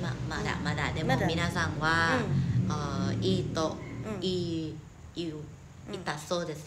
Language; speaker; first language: Japanese; non-native, learner; Thai